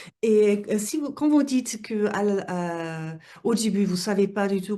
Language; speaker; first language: French; non-native, fluent; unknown